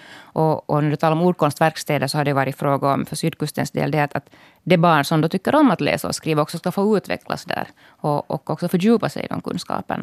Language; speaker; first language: Swedish; native; Swedish